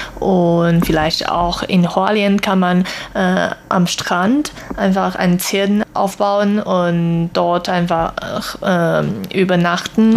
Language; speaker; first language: German; non-native, learner; Chinese